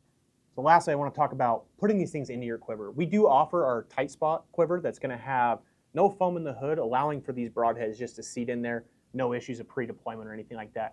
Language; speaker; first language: English; native; English